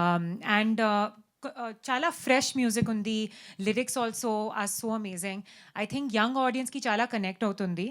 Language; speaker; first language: Telugu; non-native, learner; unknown